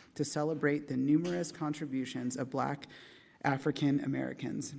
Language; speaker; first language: English; native; English